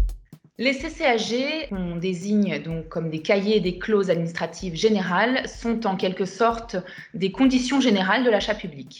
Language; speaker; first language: French; native; French